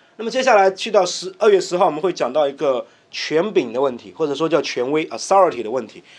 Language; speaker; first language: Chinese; native; Chinese